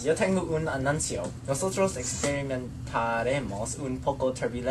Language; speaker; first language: Spanish; non-native, learner; Chinese